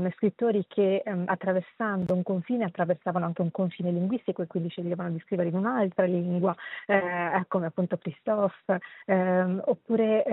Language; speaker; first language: Italian; early bilingual, other home language; Sinhala